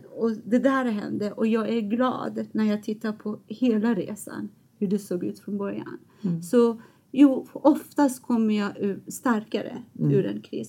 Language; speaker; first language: Swedish; non-native, fluent; Persian